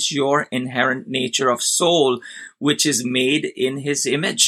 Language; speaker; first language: English; non-native, local second language; Gujarati